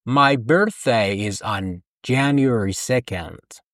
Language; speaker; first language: English; non-native, fluent; Persian